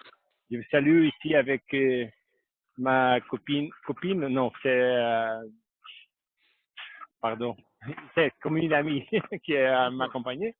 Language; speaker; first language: French; non-native, fluent; Portuguese